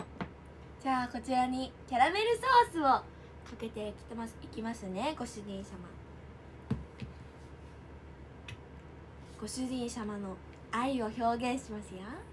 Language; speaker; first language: Japanese; native; Japanese